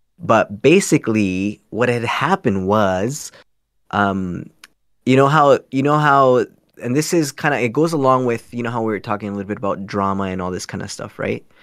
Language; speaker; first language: English; early bilingual, other home language; Spanish